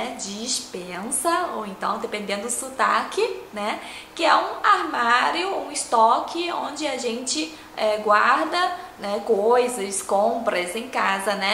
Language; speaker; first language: Portuguese; non-native, fluent; Chinese